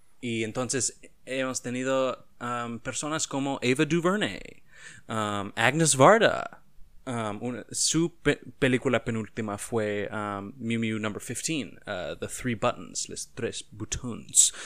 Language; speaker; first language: Spanish; non-native, learner; English